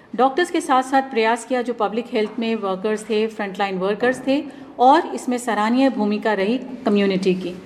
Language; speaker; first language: Hindi; native; Hindi